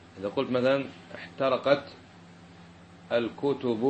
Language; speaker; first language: Arabic; native; Arabic